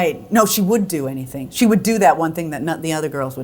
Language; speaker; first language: English; native; English